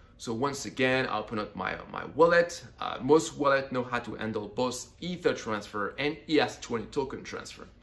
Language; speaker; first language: English; non-native, fluent; French